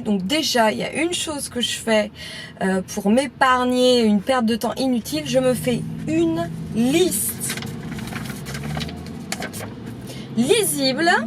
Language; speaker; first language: French; native; French